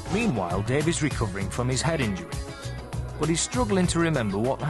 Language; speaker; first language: English; native; English